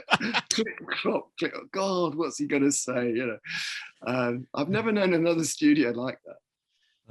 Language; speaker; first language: English; native; English